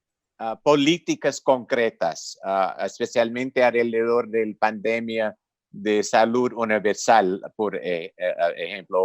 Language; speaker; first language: Spanish; non-native, fluent; English